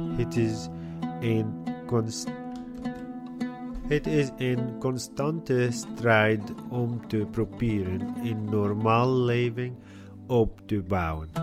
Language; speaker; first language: Dutch; non-native, learner; Arabic